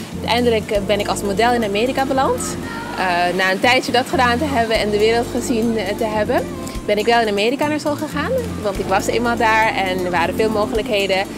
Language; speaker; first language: Dutch; early bilingual, other home language; Papiamento